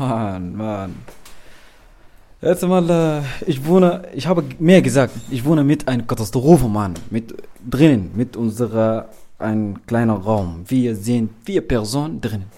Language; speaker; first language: German; non-native, learner; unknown